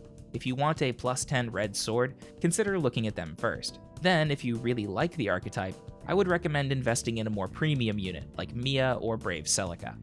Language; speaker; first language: English; native; English